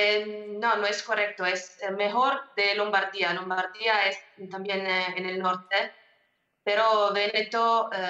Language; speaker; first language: Spanish; non-native, learner; Italian